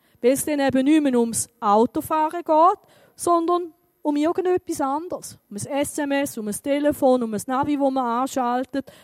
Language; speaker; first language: German; native; German